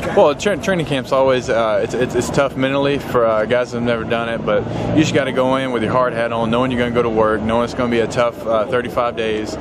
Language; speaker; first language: English; native; English